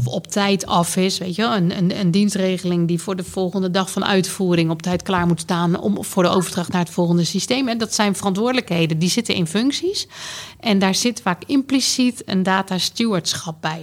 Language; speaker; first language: Dutch; native; Dutch